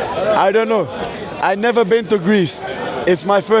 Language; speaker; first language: English; non-native, learner; Dutch